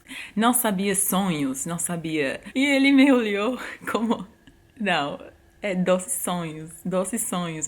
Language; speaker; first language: Portuguese; non-native, fluent; English